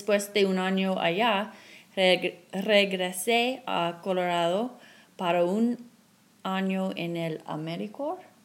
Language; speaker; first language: Spanish; non-native, fluent; English